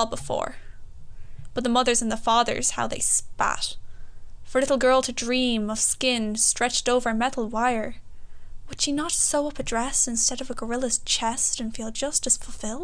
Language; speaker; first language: English; native; English